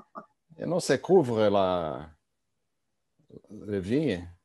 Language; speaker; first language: French; non-native, learner; Portuguese